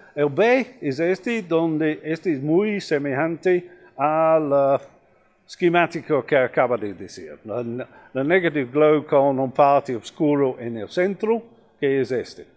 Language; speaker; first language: Spanish; non-native, fluent; English